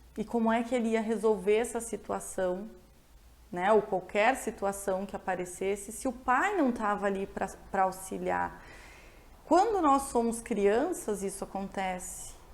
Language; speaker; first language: Portuguese; native; Portuguese